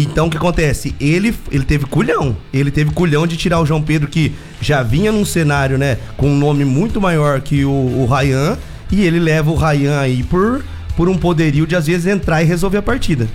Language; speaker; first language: Portuguese; native; Portuguese